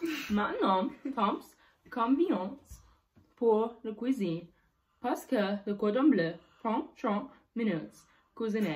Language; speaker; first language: French; non-native, learner; English